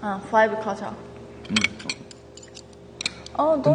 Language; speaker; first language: Korean; non-native, learner; Japanese